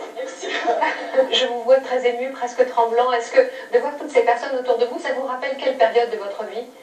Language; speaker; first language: French; native; French